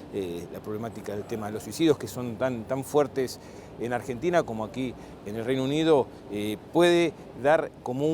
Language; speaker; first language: Spanish; native; Spanish